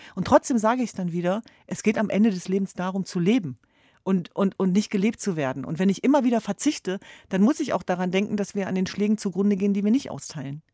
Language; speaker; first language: German; early bilingual, other home language; Kurdish